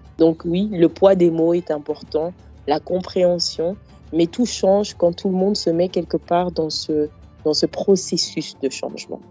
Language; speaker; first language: French; native; French